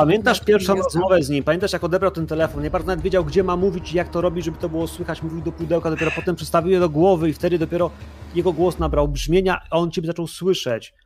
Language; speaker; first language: Polish; native; Polish